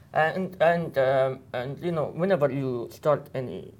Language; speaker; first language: English; non-native, fluent; Arabic